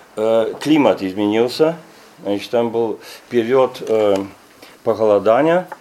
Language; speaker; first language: Russian; non-native, fluent; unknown